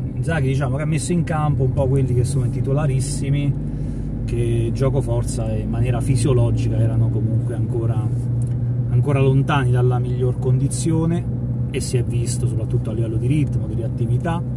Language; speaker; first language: Italian; native; Italian